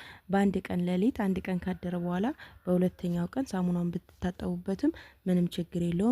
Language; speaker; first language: Amharic; native; Amharic